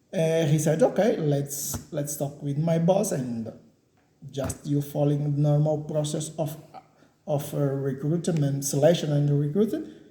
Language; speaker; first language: English; non-native, learner; Portuguese